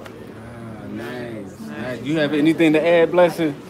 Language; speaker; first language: English; non-native, local second language; North Ndebele